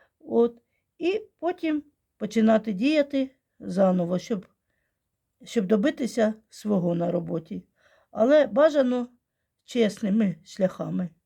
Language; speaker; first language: Ukrainian; non-native, local second language; Russian